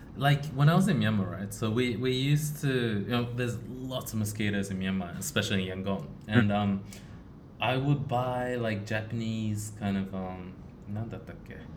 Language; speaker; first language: English; early bilingual, other home language; Japanese